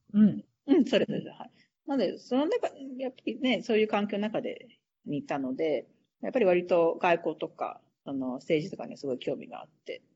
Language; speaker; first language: Japanese; native; Japanese